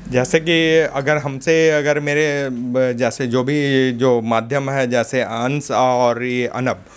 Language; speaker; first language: Hindi; native; Hindi